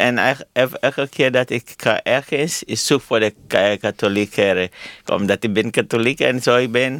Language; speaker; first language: Dutch; non-native, learner; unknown